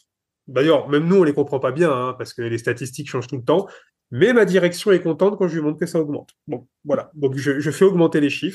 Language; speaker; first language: French; native; French